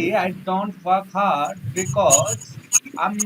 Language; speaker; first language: English; non-native, learner; Hindi